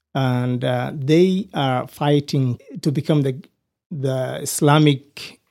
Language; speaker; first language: English; non-native, fluent; Somali